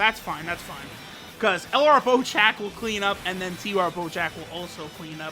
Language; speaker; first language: English; native; English